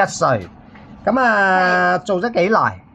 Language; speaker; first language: Cantonese; native; Cantonese